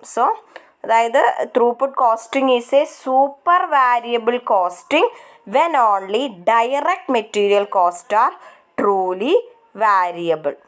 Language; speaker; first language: Malayalam; native; Malayalam